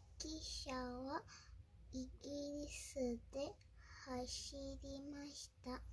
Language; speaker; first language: Japanese; early bilingual, other home language; Portuguese